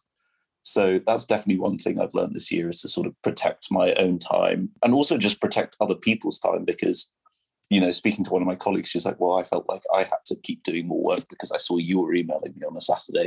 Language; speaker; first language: English; non-native, local second language; French